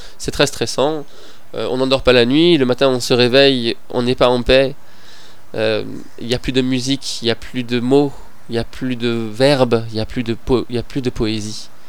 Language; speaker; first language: French; non-native, fluent; Persian